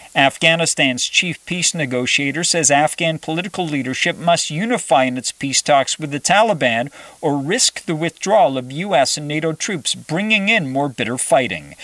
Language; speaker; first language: English; native; English